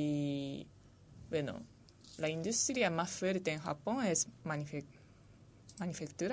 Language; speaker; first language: Spanish; non-native, fluent; Japanese